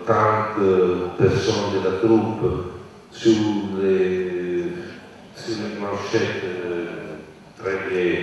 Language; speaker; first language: French; non-native, learner; Italian